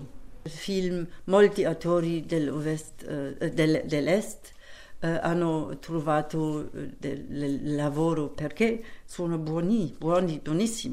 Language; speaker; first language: Italian; non-native, fluent; German